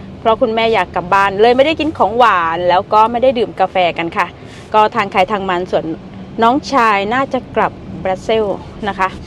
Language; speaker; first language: Thai; native; Thai